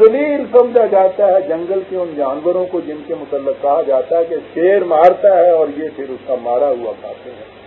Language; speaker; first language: Urdu; non-native, local second language; Punjabi